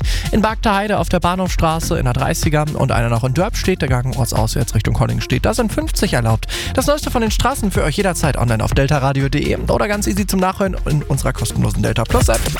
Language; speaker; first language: German; native; German